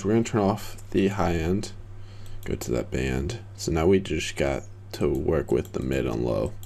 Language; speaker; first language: English; native; English